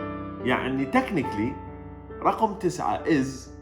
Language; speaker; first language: Arabic; native; Arabic